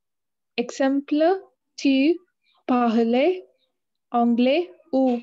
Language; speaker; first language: French; non-native, learner; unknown